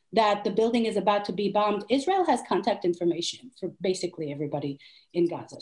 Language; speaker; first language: English; non-native, fluent; Hebrew